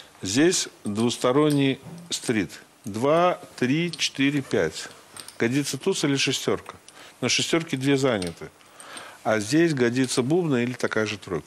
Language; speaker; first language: Russian; native; Russian